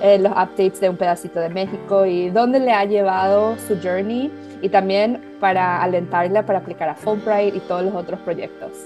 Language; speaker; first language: Spanish; early bilingual, heritage; Spanish